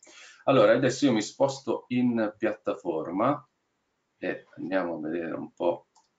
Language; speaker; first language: Italian; native; Italian